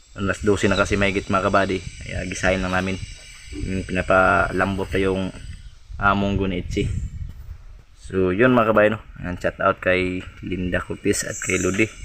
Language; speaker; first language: Filipino; non-native, local second language; Cebuano